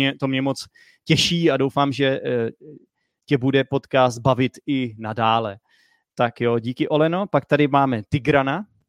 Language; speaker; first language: Czech; native; Czech